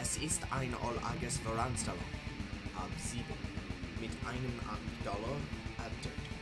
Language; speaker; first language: German; non-native, learner; English